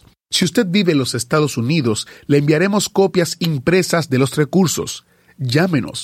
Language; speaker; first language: Spanish; native; Spanish